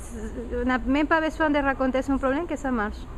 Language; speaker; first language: French; non-native, fluent; Spanish